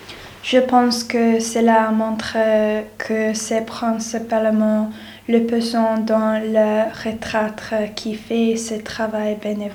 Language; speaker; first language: French; non-native, learner; English